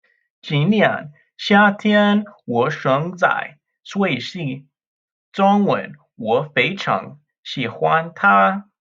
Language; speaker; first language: Chinese; non-native, learner; English